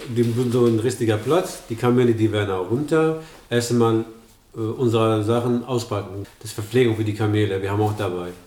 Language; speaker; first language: German; early bilingual, other home language; Arabic